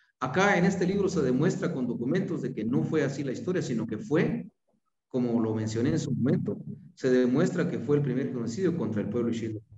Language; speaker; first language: Spanish; non-native, local second language; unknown